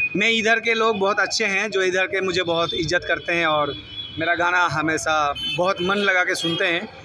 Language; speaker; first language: Hindi; non-native, local second language; Bangla